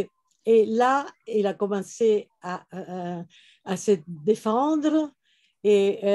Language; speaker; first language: French; non-native, fluent; Italian